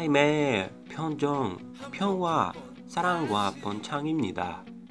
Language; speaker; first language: Korean; non-native, learner; Russian